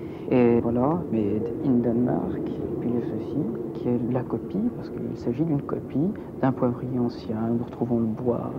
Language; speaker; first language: French; native; French